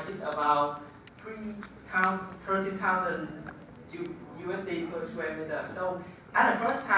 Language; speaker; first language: English; non-native, learner; Vietnamese